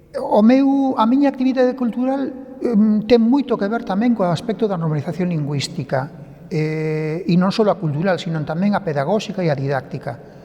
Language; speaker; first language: Galician; non-native, local second language; Spanish